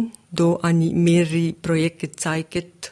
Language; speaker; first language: German; non-native, local second language; Italian